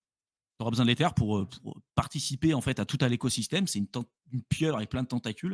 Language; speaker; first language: French; native; French